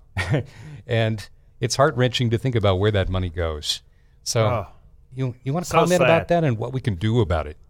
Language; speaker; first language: English; native; English